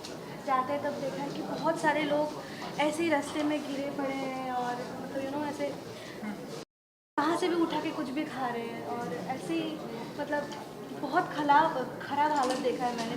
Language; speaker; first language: Hindi; non-native, local second language; Bangla